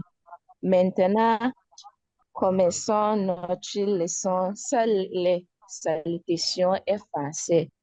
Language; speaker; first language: French; non-native, learner; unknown